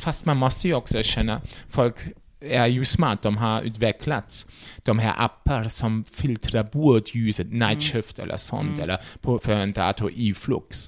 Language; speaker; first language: Swedish; non-native, fluent; German